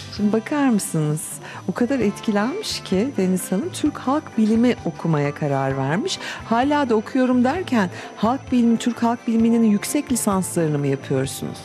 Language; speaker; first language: Turkish; native; Turkish